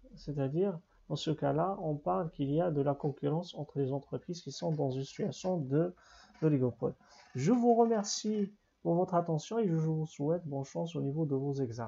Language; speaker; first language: French; non-native, local second language; Arabic